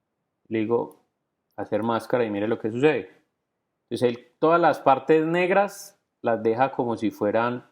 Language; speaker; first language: Spanish; native; Spanish